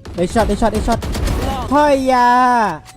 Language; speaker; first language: English; non-native, learner; Thai